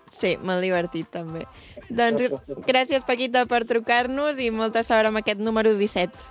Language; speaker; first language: Catalan; native; Catalan